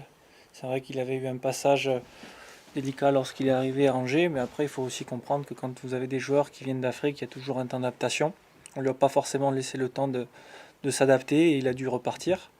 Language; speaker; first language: French; native; French